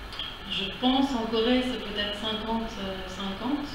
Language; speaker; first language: French; non-native, learner; Korean